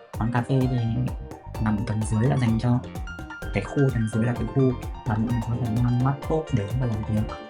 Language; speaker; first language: Vietnamese; native; Vietnamese